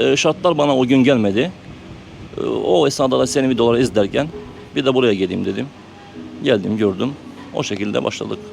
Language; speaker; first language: Turkish; native; Turkish